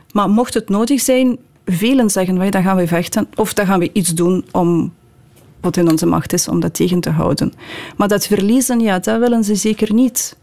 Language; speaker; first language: Dutch; non-native, fluent; Ukrainian